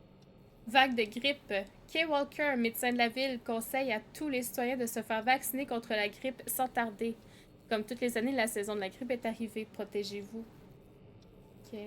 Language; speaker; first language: French; native; French